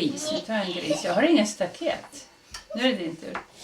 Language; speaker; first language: Swedish; early bilingual, other home language; Estonian